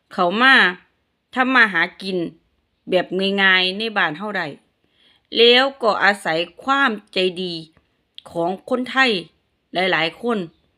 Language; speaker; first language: Thai; native; Thai